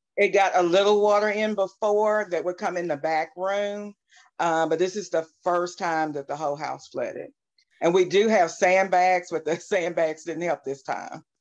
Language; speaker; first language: English; native; English